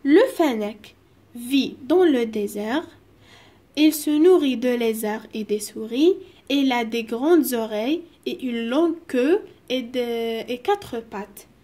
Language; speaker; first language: French; non-native, local second language; Arabic